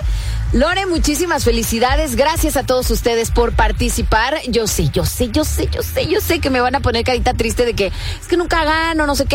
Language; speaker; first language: Spanish; native; Spanish